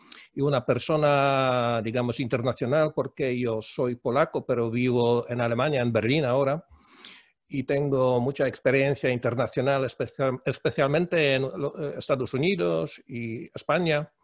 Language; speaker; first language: Spanish; non-native, fluent; Polish